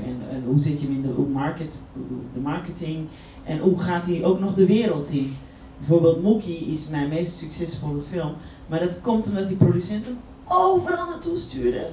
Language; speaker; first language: Dutch; native; Dutch